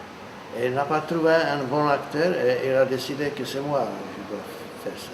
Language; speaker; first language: French; non-native, fluent; Czech